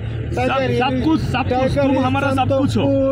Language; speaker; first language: Hindi; non-native, learner; Bangla